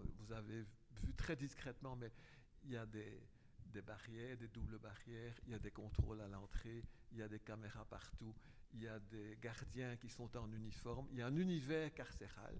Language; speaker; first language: French; native; French